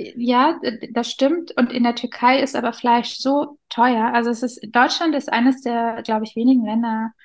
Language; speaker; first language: German; early bilingual, other home language; Turkish